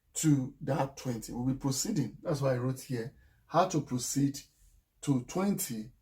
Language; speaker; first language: English; non-native, local second language; Yoruba